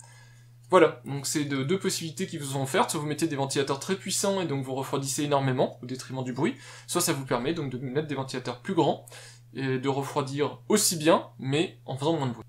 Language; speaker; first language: French; native; French